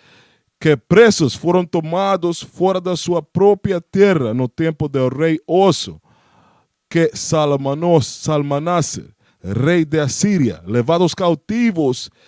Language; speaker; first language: Portuguese; non-native, learner; Spanish